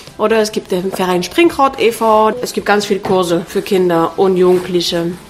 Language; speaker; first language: German; non-native, fluent; French